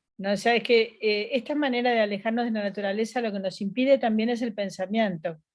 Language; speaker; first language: Spanish; native; Spanish